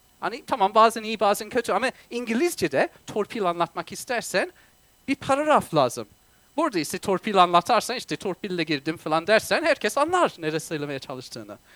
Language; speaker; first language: Turkish; non-native, fluent; English